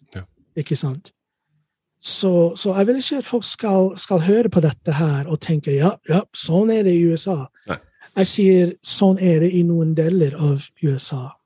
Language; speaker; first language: Norwegian; non-native, fluent; English